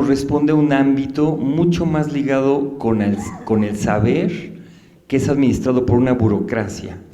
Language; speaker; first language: Spanish; native; Spanish